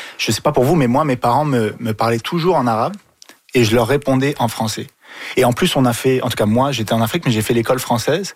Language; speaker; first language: French; early bilingual, other home language; Arabic